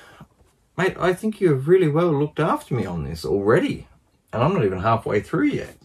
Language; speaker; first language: English; native; English